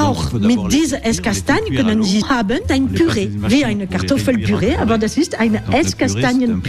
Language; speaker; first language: German; non-native, learner; French